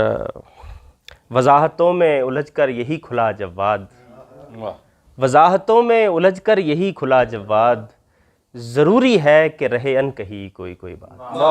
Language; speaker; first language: Urdu; native; Urdu